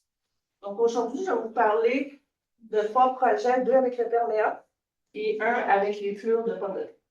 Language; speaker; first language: French; native; French